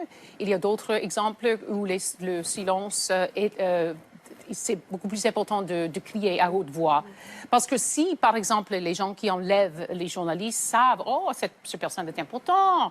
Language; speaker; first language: French; native; French